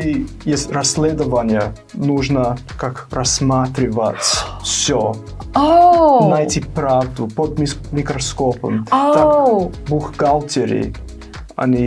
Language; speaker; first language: Russian; non-native, fluent; English